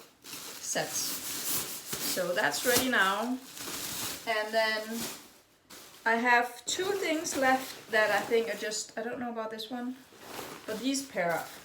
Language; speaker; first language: English; non-native, fluent; Danish